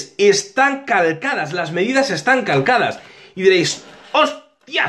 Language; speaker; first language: Spanish; native; Spanish